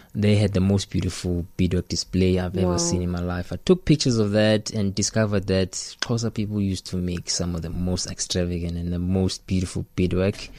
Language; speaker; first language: English; non-native, local second language; Xhosa